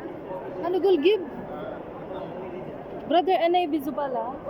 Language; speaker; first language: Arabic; non-native, learner; Filipino